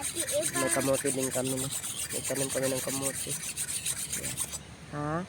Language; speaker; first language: Filipino; non-native, local second language; Cebuano